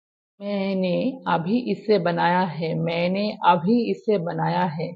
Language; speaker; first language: Hindi; non-native, fluent; Bangla